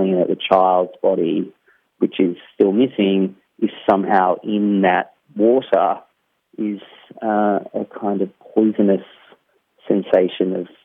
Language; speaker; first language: English; native; English